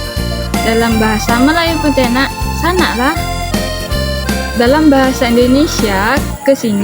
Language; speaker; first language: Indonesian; non-native, local second language; Malay